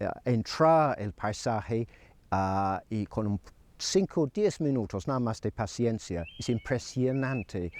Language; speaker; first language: Spanish; non-native, fluent; English